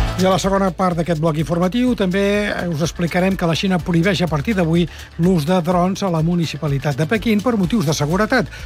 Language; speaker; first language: Catalan; native; Catalan